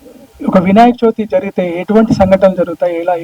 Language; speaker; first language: Telugu; native; Telugu